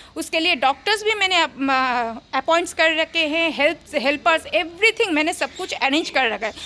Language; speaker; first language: Hindi; non-native, local second language; Bangla